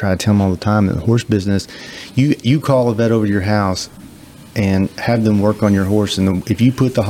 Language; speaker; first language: English; native; English